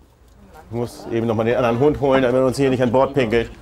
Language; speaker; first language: German; native; German